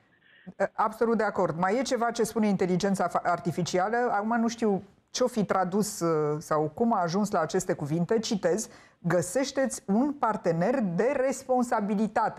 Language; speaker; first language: Romanian; native; Romanian